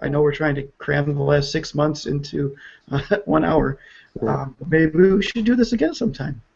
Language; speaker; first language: English; native; English